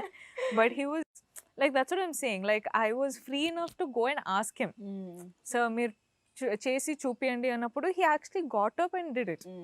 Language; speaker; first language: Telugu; non-native, local second language; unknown